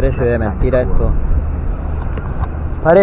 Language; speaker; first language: Spanish; native; Spanish